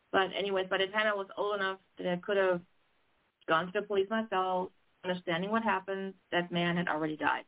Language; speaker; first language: English; non-native, fluent; German